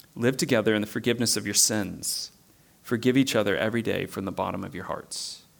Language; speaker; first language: English; native; English